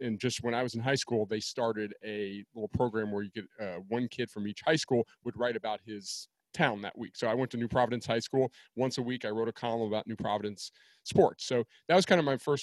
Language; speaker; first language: English; native; English